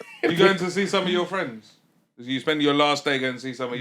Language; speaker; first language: English; native; English